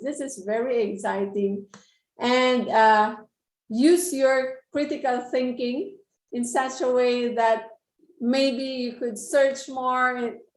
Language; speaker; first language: English; non-native, local second language; Filipino